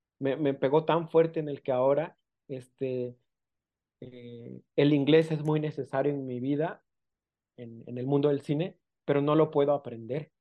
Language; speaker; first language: Spanish; non-native, local second language; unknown